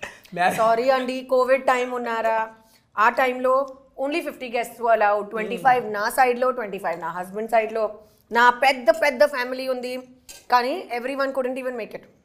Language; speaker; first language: Telugu; non-native, learner; Hindi